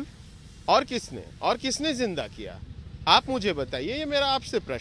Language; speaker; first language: Hindi; native; Hindi